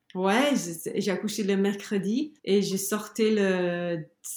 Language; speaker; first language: French; non-native, learner; English